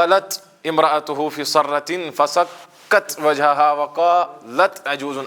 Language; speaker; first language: Arabic; non-native, fluent; Kashmiri